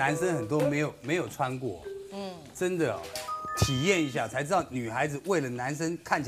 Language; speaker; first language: Chinese; native; Chinese